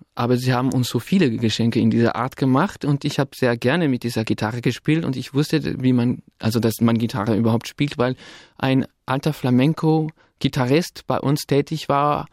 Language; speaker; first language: German; non-native, fluent; French